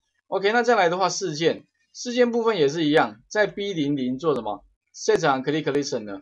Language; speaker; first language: Chinese; native; Chinese